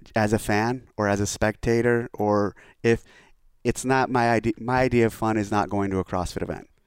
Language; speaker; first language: English; native; English